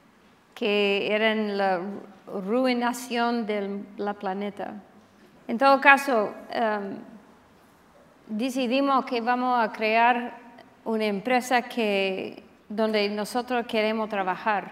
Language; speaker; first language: Spanish; non-native, fluent; English